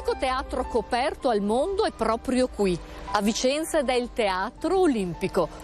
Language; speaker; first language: Italian; native; Italian